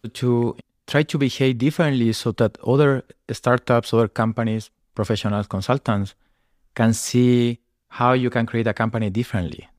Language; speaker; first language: English; non-native, fluent; Spanish